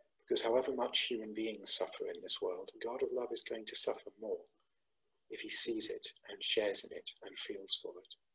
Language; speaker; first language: English; native; English